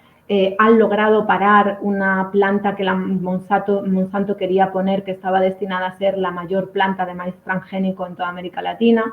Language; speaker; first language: Spanish; native; Spanish